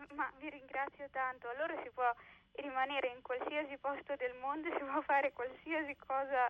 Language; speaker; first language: Italian; early bilingual, heritage; Slovenian